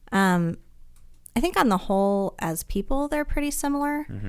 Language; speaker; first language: English; native; English